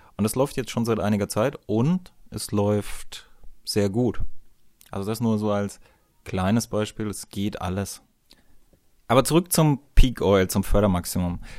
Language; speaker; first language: German; native; German